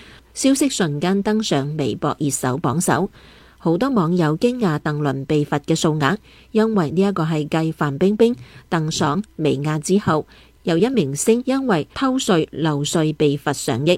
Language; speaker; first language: Chinese; non-native, local second language; Cantonese